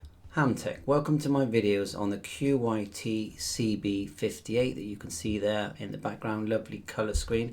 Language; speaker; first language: English; native; English